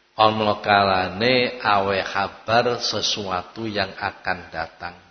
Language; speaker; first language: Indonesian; non-native, local second language; Javanese